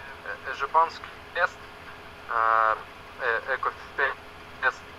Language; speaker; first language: French; non-native, learner; Russian